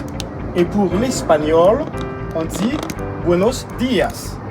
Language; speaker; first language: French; non-native, local second language; Haitian Creole